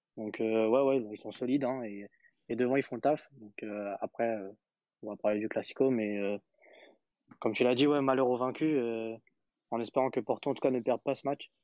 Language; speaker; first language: French; native; French